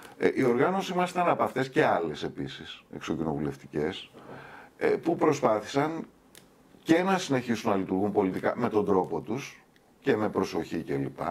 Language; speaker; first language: Greek; native; Greek